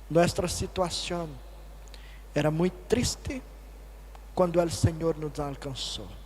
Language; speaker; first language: Spanish; non-native, fluent; Portuguese